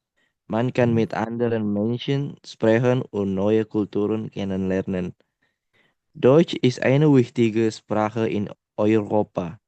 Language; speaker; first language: German; non-native, learner; Indonesian